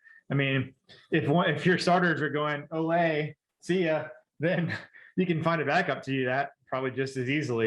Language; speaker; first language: English; native; English